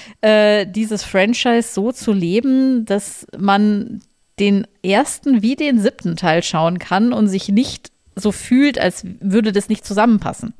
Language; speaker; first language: German; native; German